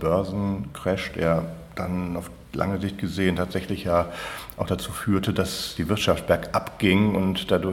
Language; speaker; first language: German; native; German